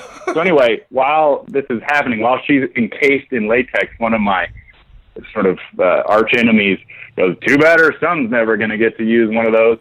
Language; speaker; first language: English; native; English